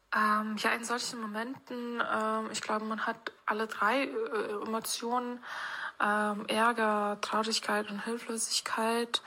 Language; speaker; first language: German; non-native, fluent; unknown